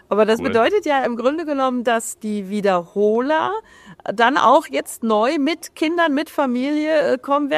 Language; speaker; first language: German; native; German